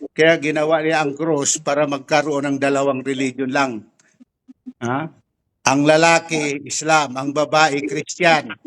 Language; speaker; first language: Filipino; non-native, local second language; Tausug